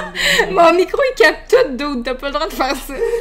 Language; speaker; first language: French; native; French